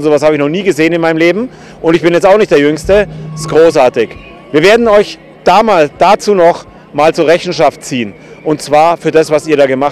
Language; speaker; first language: German; native; German